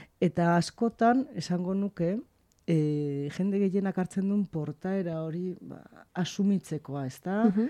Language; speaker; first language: Basque; native; Basque